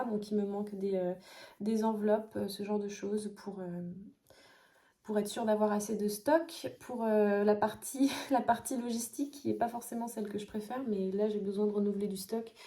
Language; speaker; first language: French; native; French